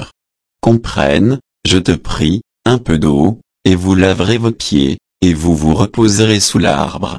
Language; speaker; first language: French; native; French